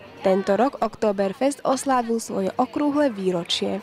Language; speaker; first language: Slovak; native; Slovak